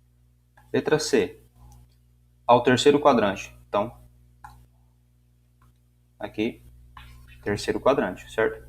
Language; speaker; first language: Portuguese; native; Portuguese